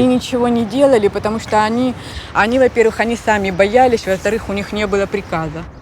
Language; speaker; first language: Russian; native; Russian